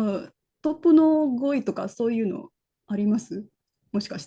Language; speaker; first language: Japanese; non-native, fluent; Indonesian